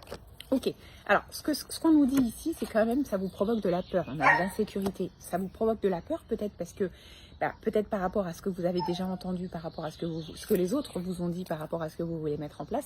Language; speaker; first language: French; native; French